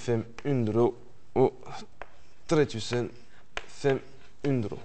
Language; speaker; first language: Norwegian; non-native, fluent; French